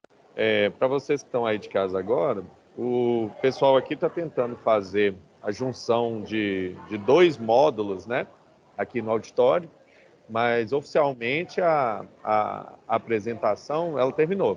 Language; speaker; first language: Portuguese; native; Portuguese